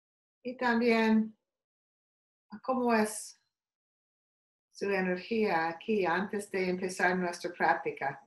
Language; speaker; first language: Spanish; non-native, learner; English